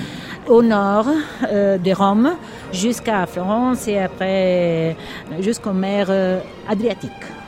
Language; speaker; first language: French; non-native, fluent; Italian